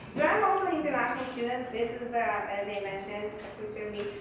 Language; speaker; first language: English; early bilingual, other home language; Bulgarian